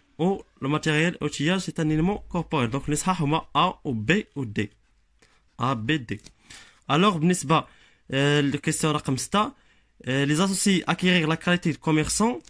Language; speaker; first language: French; non-native, local second language; Arabic